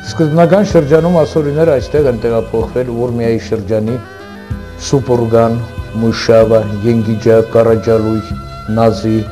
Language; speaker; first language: Armenian; non-native, local second language; Assyrian Neo-Aramaic